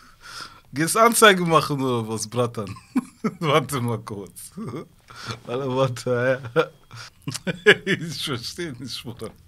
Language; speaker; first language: German; early bilingual, other home language; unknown